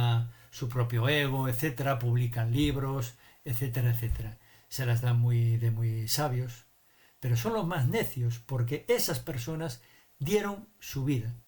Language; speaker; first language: Spanish; native; Spanish